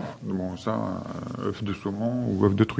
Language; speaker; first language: French; native; French